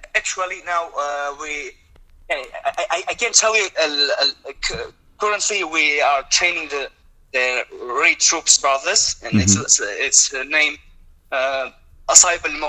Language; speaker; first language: English; non-native, learner; Russian